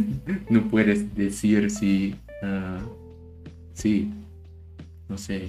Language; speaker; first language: Spanish; non-native, learner; German